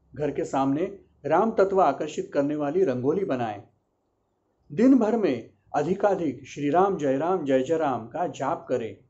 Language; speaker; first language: Hindi; non-native, local second language; Marathi